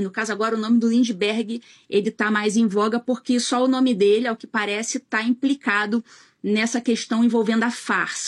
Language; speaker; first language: Portuguese; native; Portuguese